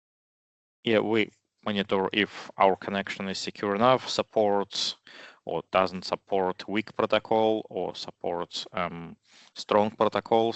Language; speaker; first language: English; non-native, fluent; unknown